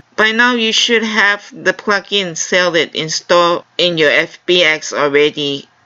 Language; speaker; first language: English; non-native, fluent; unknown